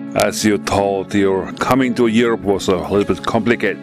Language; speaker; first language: English; non-native, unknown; Finnish